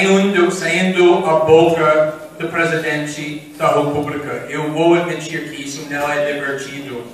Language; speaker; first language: Portuguese; non-native, fluent; English